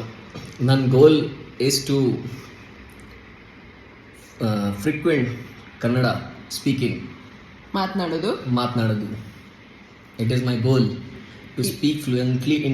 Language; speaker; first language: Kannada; non-native, learner; Hindi